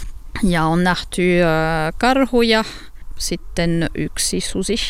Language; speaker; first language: Finnish; non-native, learner; French